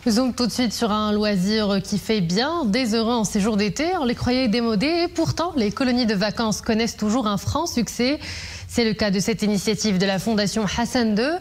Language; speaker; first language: French; non-native, local second language; Arabic